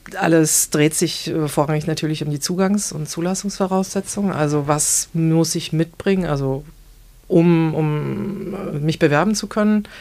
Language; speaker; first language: German; native; German